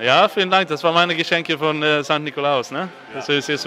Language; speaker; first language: German; non-native, fluent; Swedish